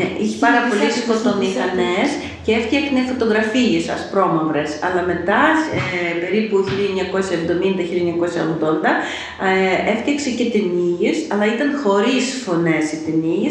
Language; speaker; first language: Greek; non-native, fluent; Ukrainian